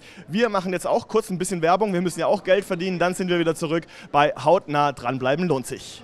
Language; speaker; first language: German; native; German